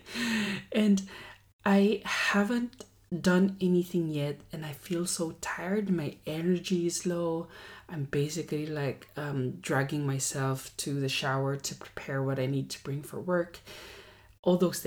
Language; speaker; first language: English; non-native, local second language; Pampanga